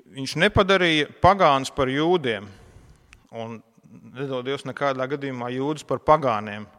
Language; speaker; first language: Latvian; non-native, local second language; Russian